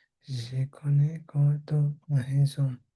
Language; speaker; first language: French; non-native, learner; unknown